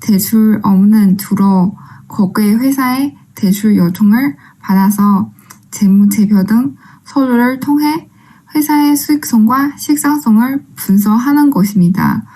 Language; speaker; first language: Korean; non-native, fluent; Chinese